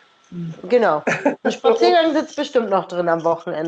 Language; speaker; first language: German; native; German